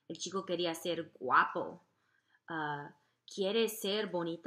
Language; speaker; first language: Spanish; non-native, fluent; English